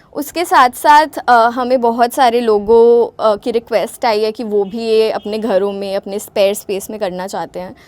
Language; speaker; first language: Hindi; non-native, local second language; Gujarati